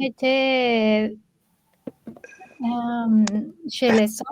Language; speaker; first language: French; non-native, learner; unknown